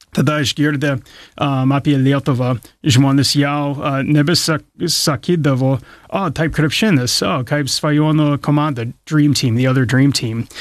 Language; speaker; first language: Lithuanian; early bilingual, heritage; English